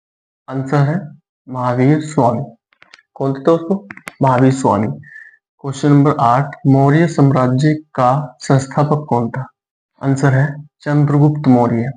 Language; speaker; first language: Hindi; native; Hindi